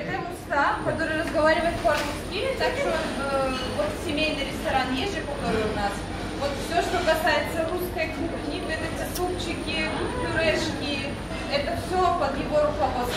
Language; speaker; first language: Russian; native; Russian